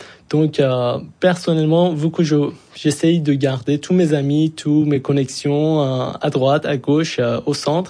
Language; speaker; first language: French; non-native, fluent; Persian